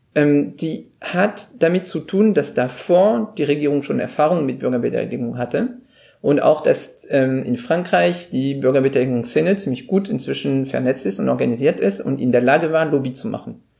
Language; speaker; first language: German; non-native, fluent; French